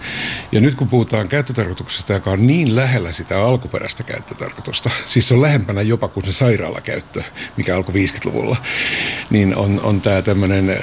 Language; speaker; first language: Finnish; native; Finnish